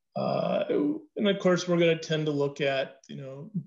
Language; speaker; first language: English; native; English